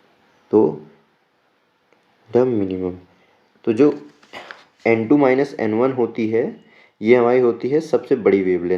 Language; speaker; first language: Hindi; native; Hindi